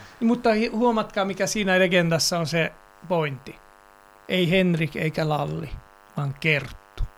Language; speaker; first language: Finnish; non-native, fluent; Serbian